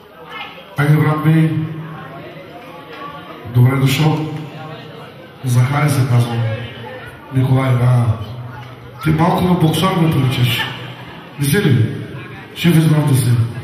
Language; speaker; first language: Bulgarian; non-native, local second language; Turkish